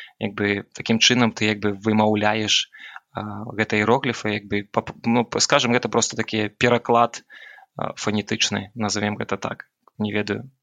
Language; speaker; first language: Belarusian; non-native, local second language; Russian